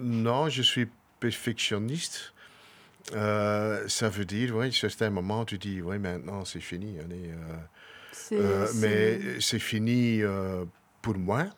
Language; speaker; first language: French; non-native, local second language; Dutch